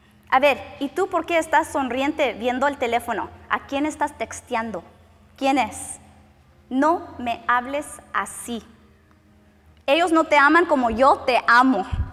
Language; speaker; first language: Spanish; early bilingual, other home language; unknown